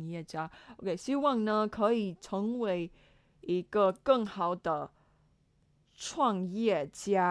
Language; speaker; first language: Chinese; non-native, learner; English